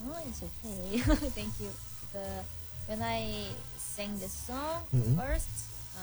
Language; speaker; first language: English; non-native, learner; Korean